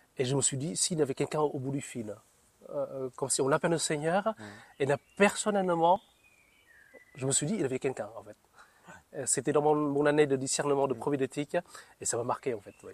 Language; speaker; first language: French; non-native, fluent; Vietnamese